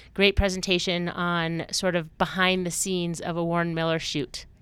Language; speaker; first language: English; native; English